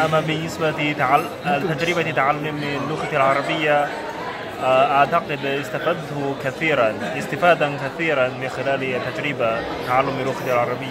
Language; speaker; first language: Arabic; non-native, learner; Chinese